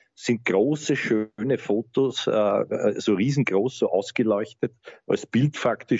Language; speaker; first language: German; native; German